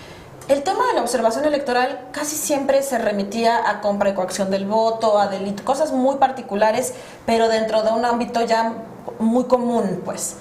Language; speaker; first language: Spanish; native; Spanish